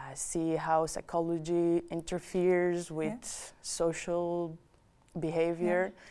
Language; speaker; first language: English; non-native, fluent; Romanian